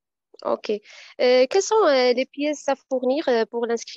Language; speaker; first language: French; non-native, fluent; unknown